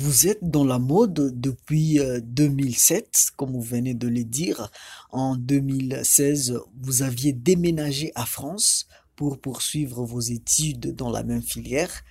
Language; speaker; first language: French; non-native, fluent; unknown